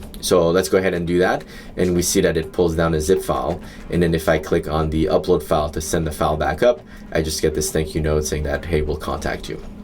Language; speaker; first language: English; native; English